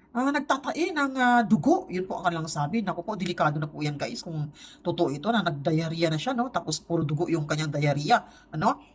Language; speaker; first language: Filipino; non-native, local second language; Cebuano